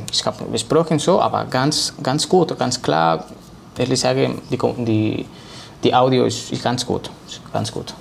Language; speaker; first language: German; non-native, learner; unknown